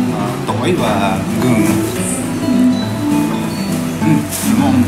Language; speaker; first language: Vietnamese; non-native, learner; Japanese